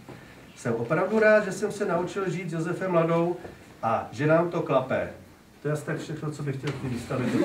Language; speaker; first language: Czech; native; Czech